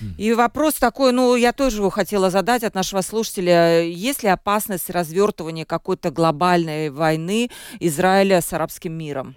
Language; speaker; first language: Russian; native; Russian